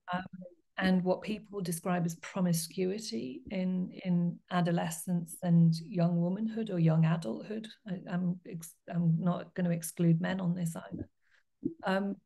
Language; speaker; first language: English; native; English